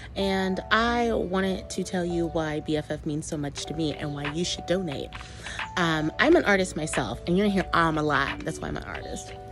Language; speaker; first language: English; native; English